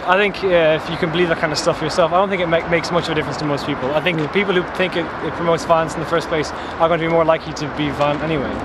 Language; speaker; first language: English; native; English